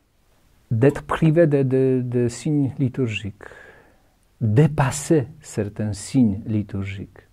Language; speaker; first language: French; non-native, fluent; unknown